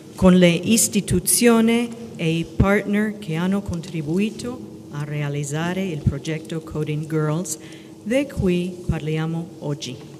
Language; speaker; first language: Italian; non-native, fluent; English